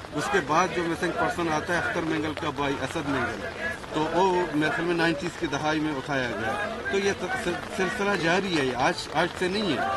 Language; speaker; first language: Urdu; non-native, local second language; Baluchi